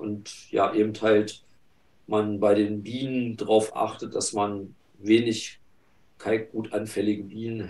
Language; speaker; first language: German; native; German